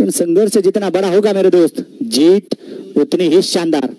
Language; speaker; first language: Hindi; non-native, local second language; Marathi